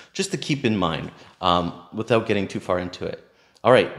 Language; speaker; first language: English; native; English